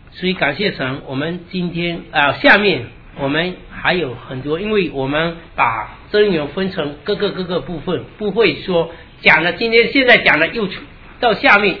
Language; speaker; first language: Chinese; native; Chinese